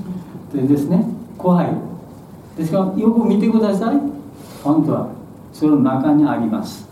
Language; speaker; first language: Japanese; non-native, learner; Bangla